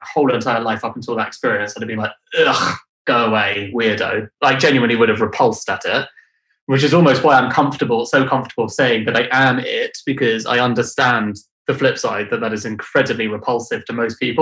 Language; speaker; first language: English; native; English